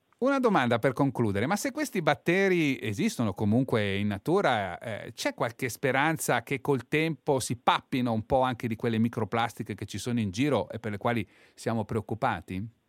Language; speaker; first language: Italian; native; Italian